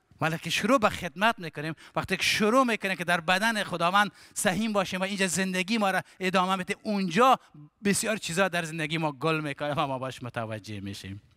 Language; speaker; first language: Persian; native; Persian